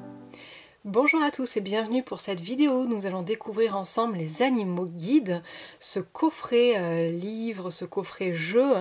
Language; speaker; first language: French; native; French